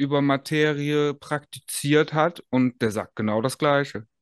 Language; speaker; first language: German; native; German